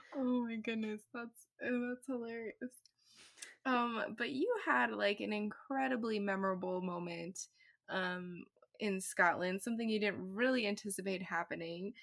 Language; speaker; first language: English; native; English